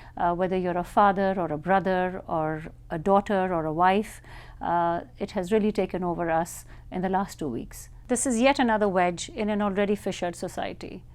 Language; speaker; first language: English; non-native, local second language; Urdu